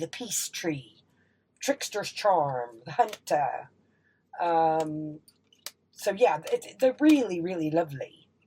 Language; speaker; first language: English; native; English